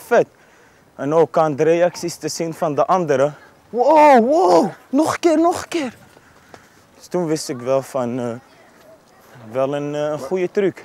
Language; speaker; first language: Dutch; early bilingual, other home language; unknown